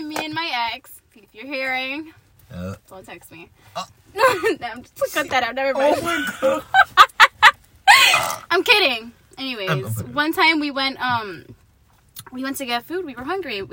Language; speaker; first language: English; native; English